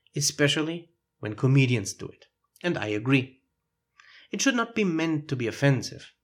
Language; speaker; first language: English; non-native, fluent; German